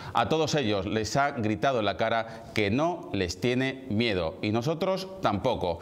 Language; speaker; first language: Spanish; native; Spanish